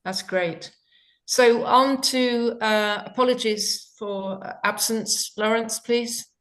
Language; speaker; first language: English; native; English